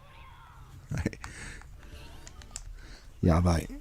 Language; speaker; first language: Japanese; non-native, learner; English